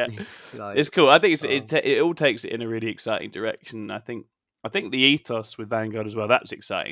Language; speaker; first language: English; native; English